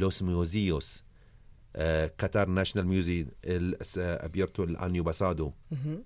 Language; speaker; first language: Spanish; non-native, learner; Arabic